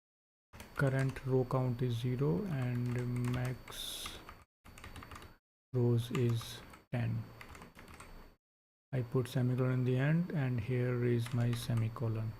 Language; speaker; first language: English; non-native, local second language; Hindi